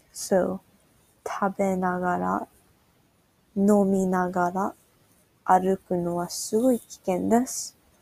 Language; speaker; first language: Japanese; non-native, learner; English